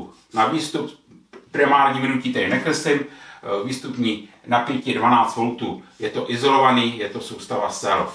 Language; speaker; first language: Czech; native; Czech